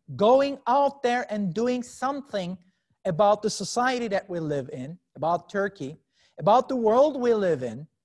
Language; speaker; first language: English; non-native, fluent; Turkish